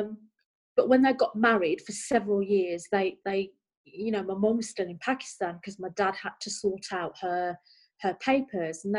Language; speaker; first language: English; native; English